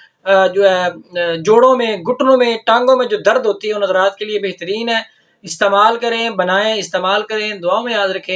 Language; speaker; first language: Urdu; non-native, local second language; Punjabi